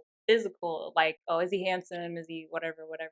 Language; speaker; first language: English; native; English